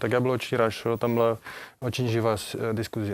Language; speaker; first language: Russian; non-native, learner; Czech